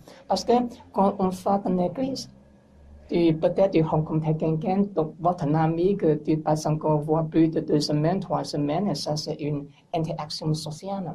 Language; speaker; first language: French; non-native, learner; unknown